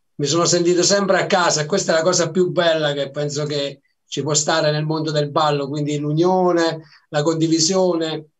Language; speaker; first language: Italian; native; Italian